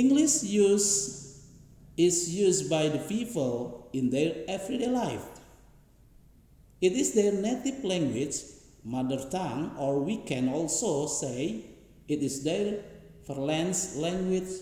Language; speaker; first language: English; non-native, learner; Indonesian